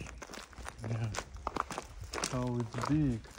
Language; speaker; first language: English; non-native, learner; Russian